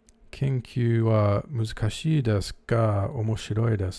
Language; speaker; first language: Japanese; non-native, learner; English